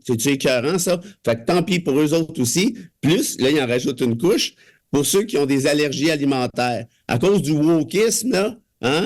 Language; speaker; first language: French; native; French